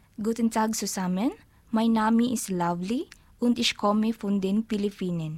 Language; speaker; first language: German; non-native, learner; Filipino